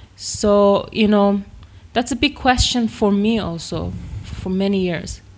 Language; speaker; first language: English; non-native, fluent; Persian